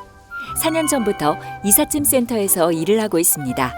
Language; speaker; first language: Korean; native; Korean